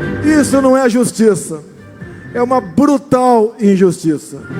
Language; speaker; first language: Portuguese; native; Portuguese